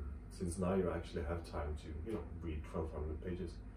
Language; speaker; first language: English; non-native, fluent; Norwegian